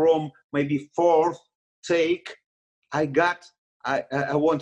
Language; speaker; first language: English; non-native, learner; Russian